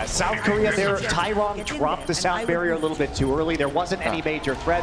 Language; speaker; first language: English; native; English